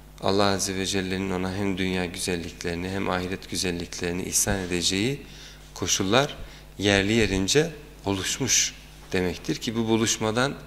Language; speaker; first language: Turkish; native; Turkish